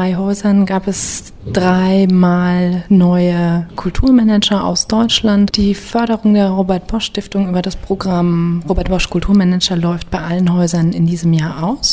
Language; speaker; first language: German; native; German